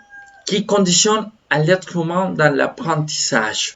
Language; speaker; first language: French; non-native, fluent; Spanish